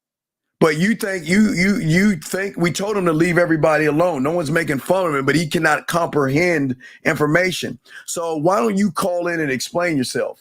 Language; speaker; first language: English; native; English